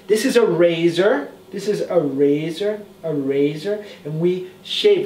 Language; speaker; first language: English; native; English